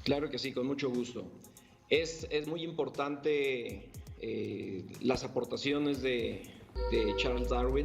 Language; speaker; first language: Spanish; native; Spanish